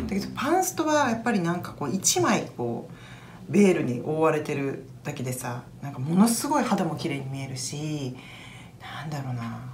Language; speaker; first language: Japanese; native; Japanese